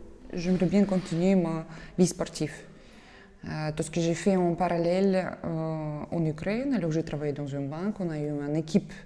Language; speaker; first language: French; non-native, learner; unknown